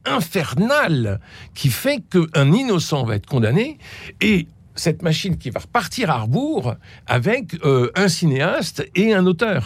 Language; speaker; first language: French; native; French